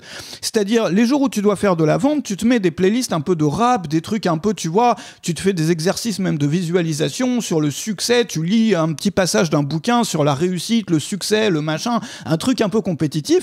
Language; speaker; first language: French; native; French